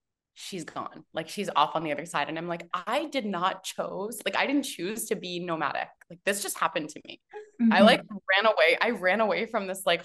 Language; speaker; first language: English; native; English